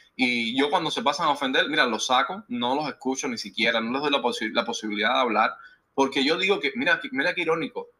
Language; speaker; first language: Spanish; native; Spanish